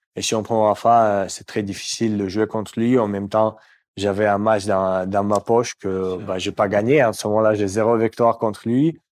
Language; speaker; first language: French; non-native, fluent; Russian